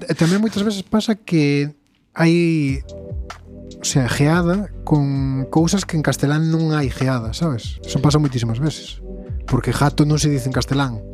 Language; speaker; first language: Galician; native; Galician